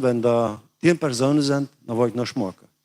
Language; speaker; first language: German; non-native, learner; Plautdietsch